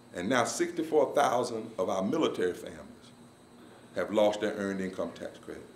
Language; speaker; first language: English; native; English